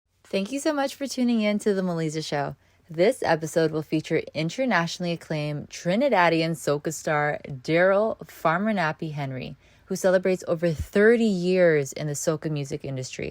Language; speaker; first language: English; native; English